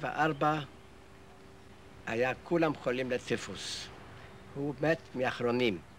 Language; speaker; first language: Hebrew; non-native, fluent; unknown